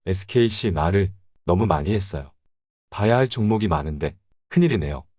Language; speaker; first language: Korean; native; Korean